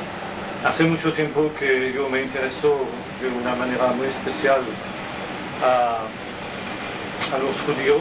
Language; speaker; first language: Spanish; non-native, learner; French